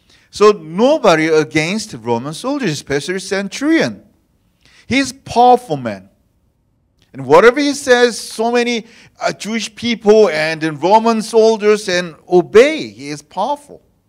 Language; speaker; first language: English; non-native, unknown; Korean